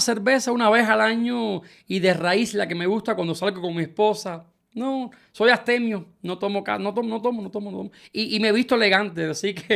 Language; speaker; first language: Spanish; native; Spanish